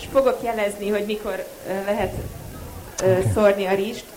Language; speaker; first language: Hungarian; native; Hungarian